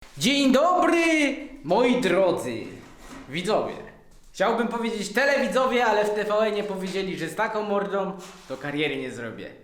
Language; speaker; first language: Polish; native; Polish